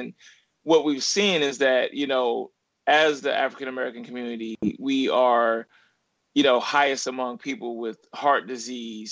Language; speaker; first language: English; native; English